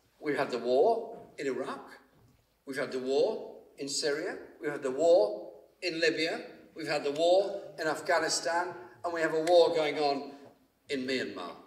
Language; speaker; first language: English; native; English